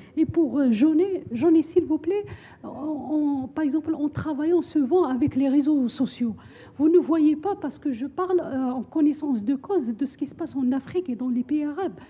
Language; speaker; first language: French; non-native, local second language; Arabic